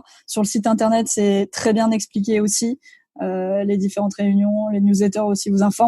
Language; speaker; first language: French; native; French